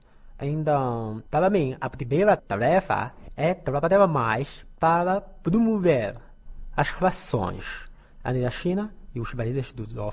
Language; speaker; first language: Portuguese; non-native, learner; Chinese